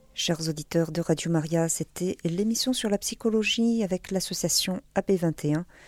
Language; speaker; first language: French; native; French